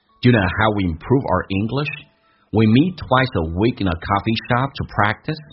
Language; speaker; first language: English; non-native, fluent; Chinese